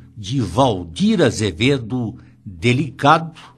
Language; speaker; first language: Portuguese; native; Portuguese